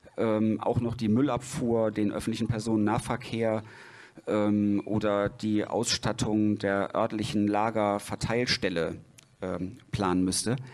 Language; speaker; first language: German; native; German